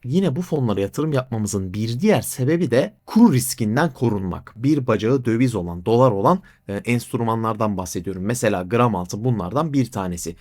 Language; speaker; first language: Turkish; native; Turkish